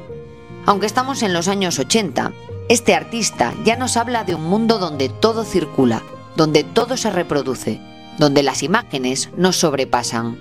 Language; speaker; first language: Spanish; native; Spanish